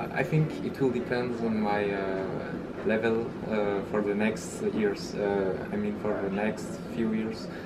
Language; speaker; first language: English; early bilingual, other home language; Malagasy